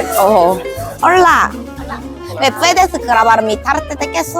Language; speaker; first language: Spanish; non-native, learner; Korean